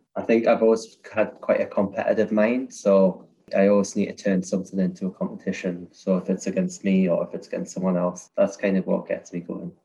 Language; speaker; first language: English; native; English